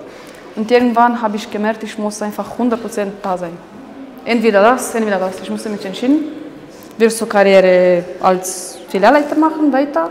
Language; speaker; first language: German; non-native, fluent; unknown